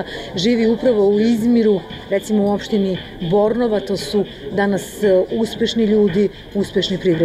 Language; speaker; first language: Serbian; native; Serbian